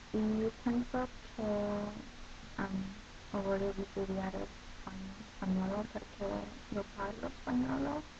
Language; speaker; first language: Italian; non-native, learner; English